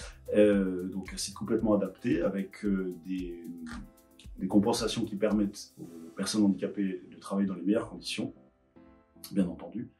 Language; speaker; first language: French; native; French